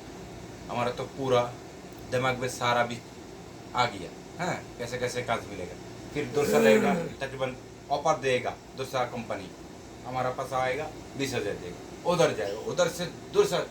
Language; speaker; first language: Hindi; non-native, learner; Bangla